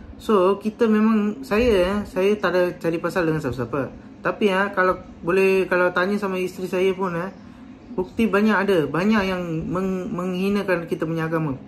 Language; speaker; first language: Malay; non-native, local second language; Tamil